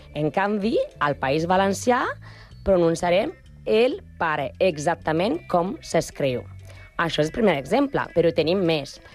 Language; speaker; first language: Catalan; non-native, learner; Spanish